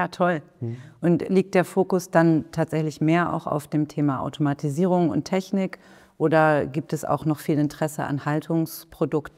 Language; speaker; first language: German; native; German